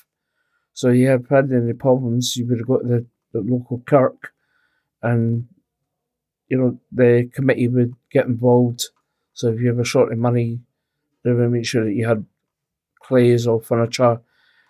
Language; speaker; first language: English; native; English